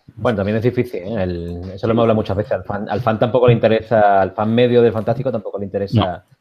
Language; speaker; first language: Spanish; native; Spanish